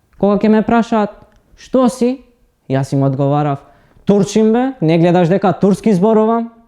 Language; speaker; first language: Macedonian; non-native, local second language; Romany